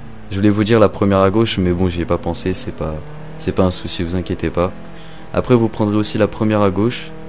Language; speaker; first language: French; native; French